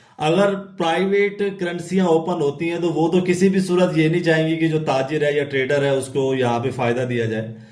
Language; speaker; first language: Urdu; non-native, local second language; Punjabi